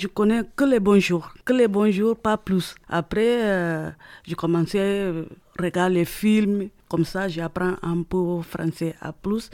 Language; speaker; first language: French; non-native, learner; Upper Guinea Crioulo